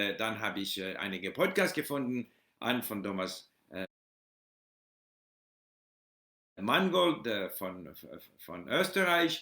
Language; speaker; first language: German; non-native, learner; English